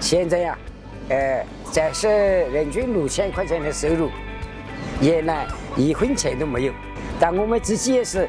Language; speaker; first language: Chinese; non-native, local second language; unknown